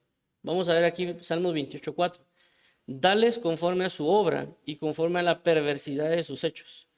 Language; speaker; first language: Spanish; native; Spanish